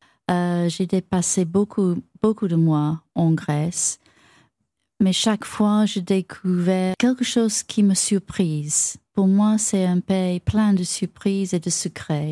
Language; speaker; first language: French; non-native, fluent; English